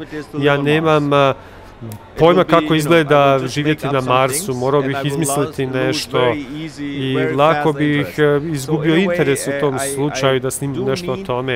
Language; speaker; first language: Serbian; early bilingual, heritage; Albanian